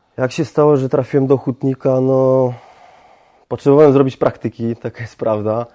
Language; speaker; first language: Polish; early bilingual, heritage; French